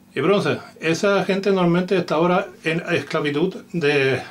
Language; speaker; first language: Spanish; non-native, learner; Finnish